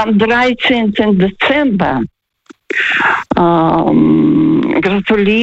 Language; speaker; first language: German; non-native, learner; Russian